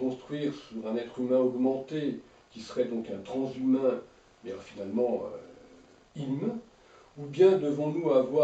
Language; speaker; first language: French; native; French